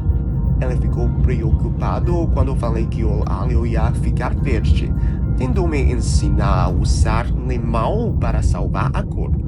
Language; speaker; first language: Portuguese; non-native, learner; Chinese